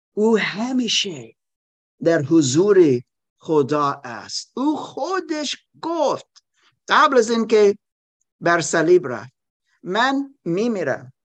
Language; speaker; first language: Persian; non-native, learner; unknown